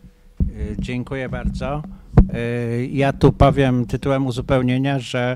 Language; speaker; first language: Polish; native; Polish